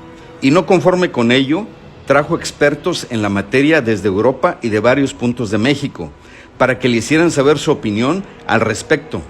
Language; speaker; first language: Spanish; native; Spanish